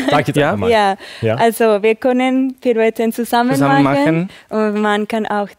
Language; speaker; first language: German; non-native, learner; Spanish